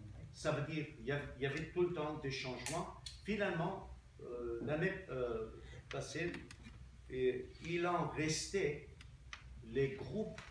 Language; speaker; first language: French; non-native, fluent; Armenian